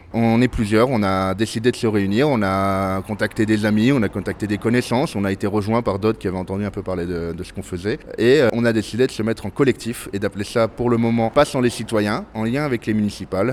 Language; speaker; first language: French; native; French